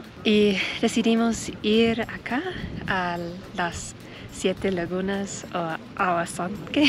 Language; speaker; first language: Spanish; non-native, learner; English